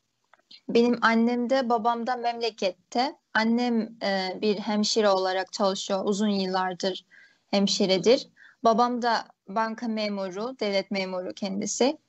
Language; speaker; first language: Turkish; early bilingual, other home language; Uyghur